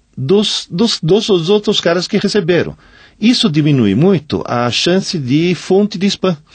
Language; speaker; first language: Portuguese; non-native, fluent; Italian